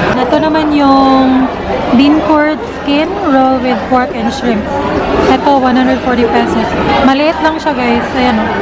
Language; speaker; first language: Filipino; non-native, local second language; Cebuano